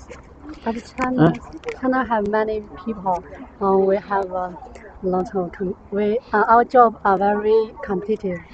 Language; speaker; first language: English; non-native, learner; Chinese